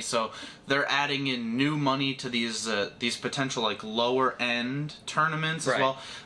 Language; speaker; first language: English; native; English